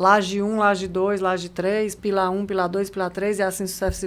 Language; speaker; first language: Portuguese; native; Portuguese